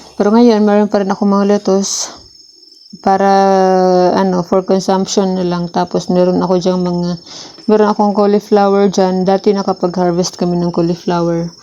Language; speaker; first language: Filipino; non-native, local second language; Cebuano